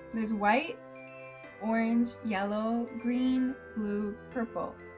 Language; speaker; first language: English; native; English